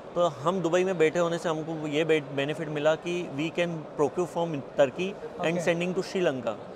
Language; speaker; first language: Hindi; native; Hindi